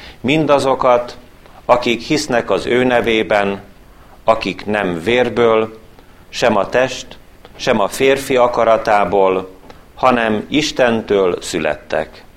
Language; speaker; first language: Hungarian; native; Hungarian